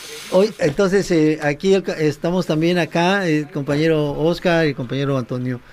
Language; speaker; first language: Spanish; native; Spanish